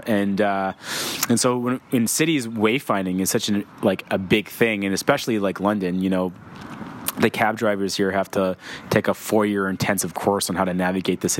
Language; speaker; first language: English; native; English